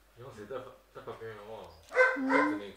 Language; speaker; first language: Chinese; native; Chinese